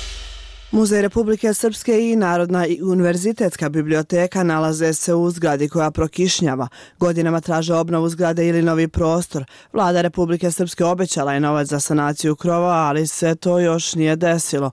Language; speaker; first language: Croatian; native; Croatian